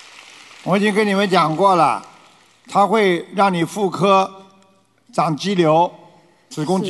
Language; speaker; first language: Chinese; native; Chinese